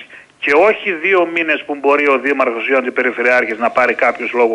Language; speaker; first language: Greek; native; Greek